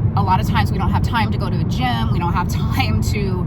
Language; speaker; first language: English; native; English